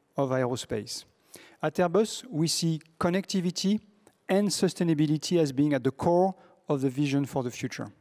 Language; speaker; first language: English; non-native, fluent; French